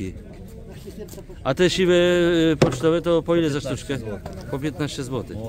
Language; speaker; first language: Polish; native; Polish